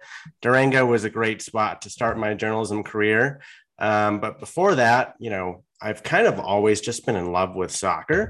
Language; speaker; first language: English; native; English